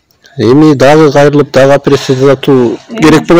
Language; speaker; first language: Kyrgyz; native; Kyrgyz